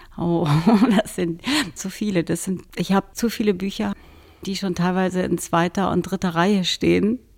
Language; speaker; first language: German; early bilingual, other home language; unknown